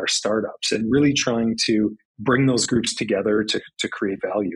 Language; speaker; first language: English; native; English